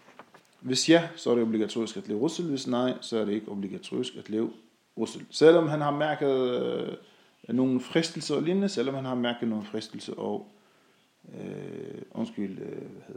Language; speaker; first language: Danish; non-native, fluent; Arabic